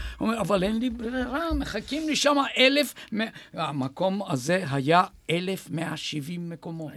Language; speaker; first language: Hebrew; non-native, fluent; Bulgarian